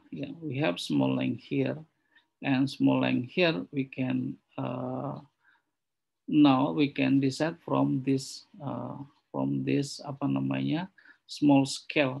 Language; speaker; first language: English; non-native, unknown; Indonesian